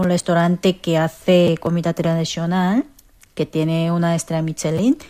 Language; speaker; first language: Spanish; non-native, fluent; Korean